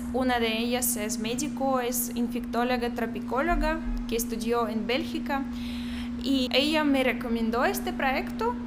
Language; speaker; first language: Spanish; non-native, fluent; Russian